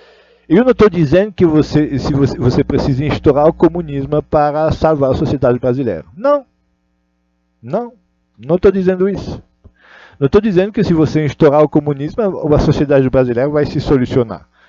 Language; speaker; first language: Portuguese; non-native, learner; Russian